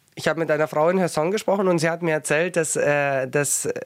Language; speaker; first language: German; early bilingual, other home language; Russian